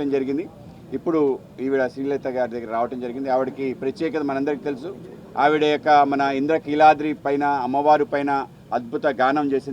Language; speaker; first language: Telugu; native; Telugu